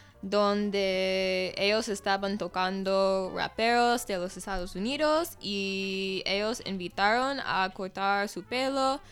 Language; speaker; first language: Spanish; non-native, fluent; English